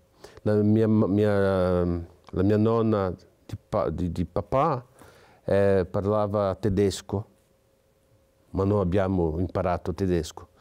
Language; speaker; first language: Italian; non-native, fluent; Portuguese